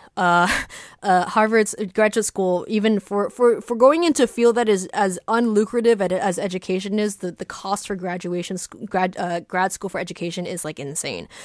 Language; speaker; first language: English; native; English